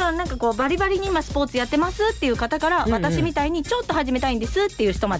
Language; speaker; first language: Japanese; native; Japanese